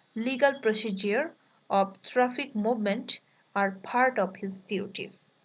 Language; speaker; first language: English; non-native, local second language; Bangla